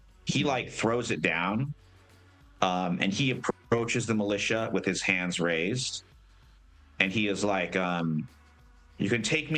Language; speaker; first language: English; native; English